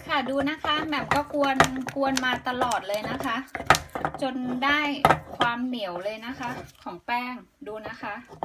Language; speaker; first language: Thai; native; Thai